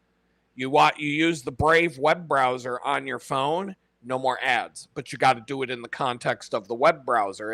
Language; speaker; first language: English; native; English